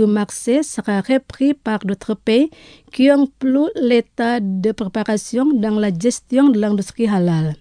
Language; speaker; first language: French; non-native, fluent; Indonesian